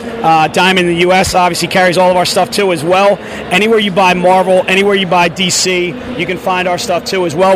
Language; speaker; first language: English; native; English